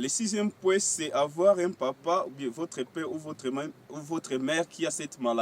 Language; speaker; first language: French; non-native, local second language; Swahili